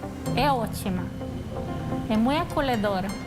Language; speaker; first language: Portuguese; non-native, learner; Spanish